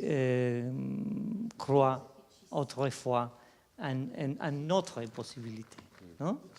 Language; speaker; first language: French; non-native, fluent; Spanish